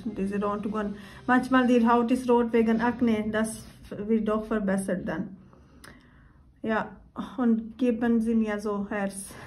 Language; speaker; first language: German; non-native, learner; Urdu